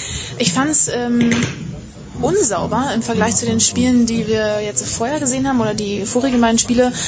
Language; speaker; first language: German; native; German